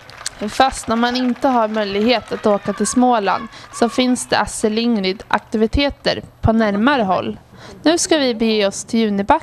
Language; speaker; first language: Swedish; native; Swedish